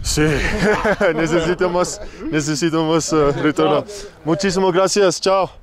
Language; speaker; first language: Spanish; non-native, learner; English